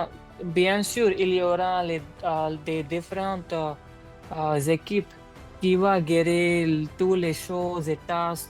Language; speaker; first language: French; non-native, learner; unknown